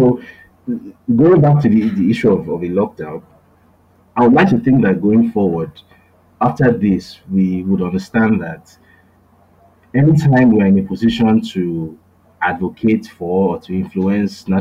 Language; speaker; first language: English; non-native, local second language; Yoruba